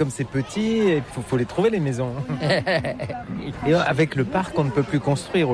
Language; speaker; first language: French; native; French